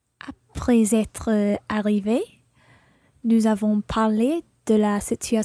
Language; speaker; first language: French; non-native, learner; English